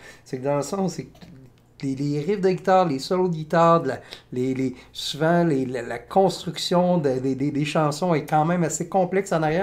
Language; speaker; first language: French; native; French